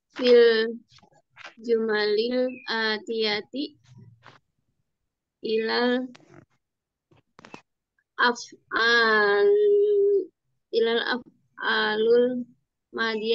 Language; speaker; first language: Arabic; non-native, learner; Indonesian